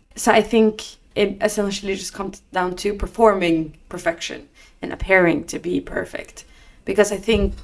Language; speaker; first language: English; non-native, fluent; Norwegian